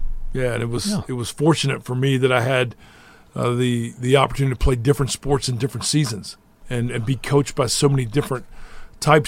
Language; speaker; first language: English; native; English